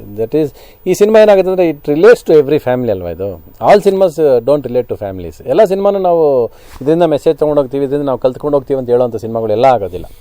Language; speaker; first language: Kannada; native; Kannada